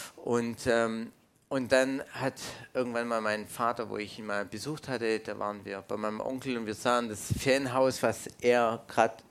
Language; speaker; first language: German; non-native, fluent; English